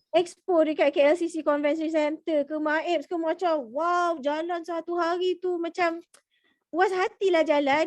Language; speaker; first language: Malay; native; Malay